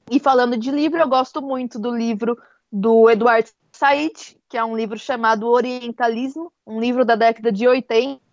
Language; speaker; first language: Portuguese; native; Portuguese